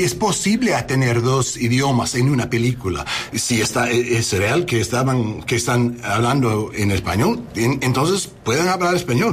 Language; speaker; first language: Spanish; non-native, learner; English